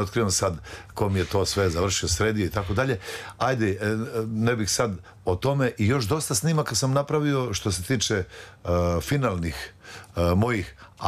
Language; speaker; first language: Serbian; native; Serbian